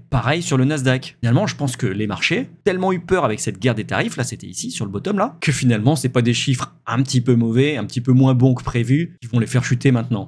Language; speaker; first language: French; native; French